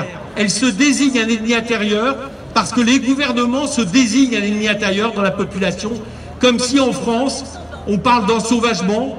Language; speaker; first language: French; native; French